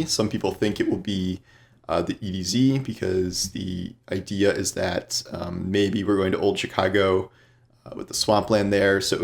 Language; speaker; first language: English; native; English